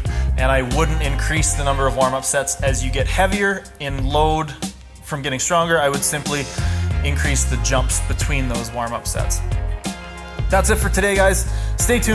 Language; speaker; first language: English; native; English